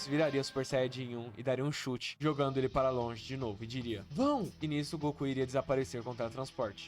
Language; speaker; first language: Portuguese; native; Portuguese